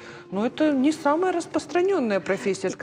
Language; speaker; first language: Russian; native; Russian